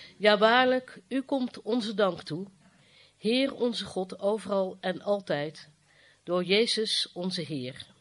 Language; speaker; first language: Dutch; native; Dutch